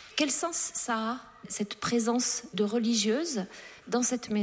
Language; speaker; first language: French; native; French